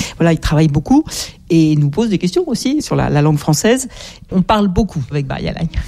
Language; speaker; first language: French; native; French